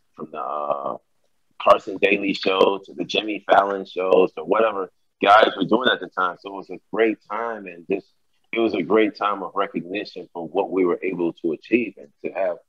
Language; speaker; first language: English; native; English